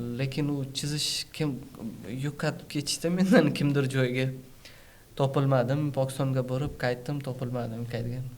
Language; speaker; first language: Uzbek; non-native, fluent; Urdu